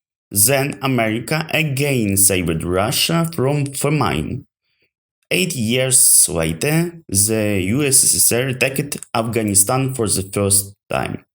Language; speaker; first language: English; non-native, learner; Ukrainian